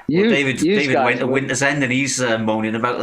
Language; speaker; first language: English; native; English